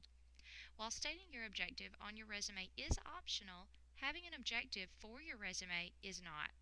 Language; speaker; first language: English; native; English